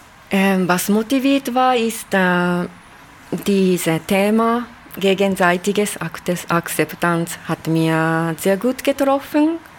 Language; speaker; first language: German; non-native, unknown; Japanese